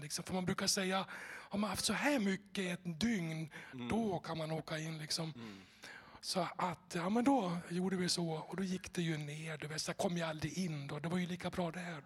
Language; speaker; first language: Swedish; native; Swedish